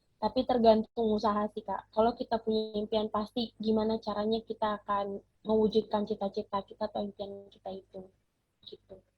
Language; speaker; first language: Indonesian; non-native, local second language; Batak Toba